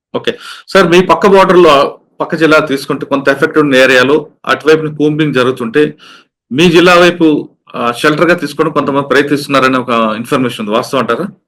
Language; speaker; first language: Telugu; native; Telugu